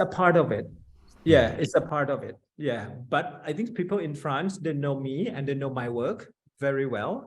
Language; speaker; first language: English; non-native, fluent; Thai